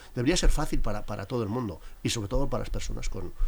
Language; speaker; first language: Spanish; native; Spanish